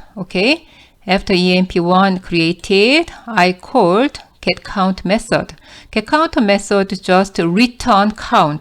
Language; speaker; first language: English; non-native, fluent; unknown